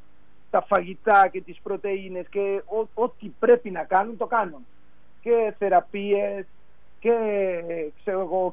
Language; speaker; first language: Greek; non-native, fluent; Spanish